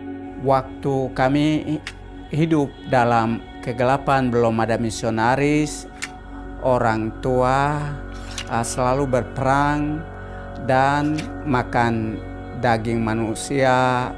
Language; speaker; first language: Indonesian; non-native, local second language; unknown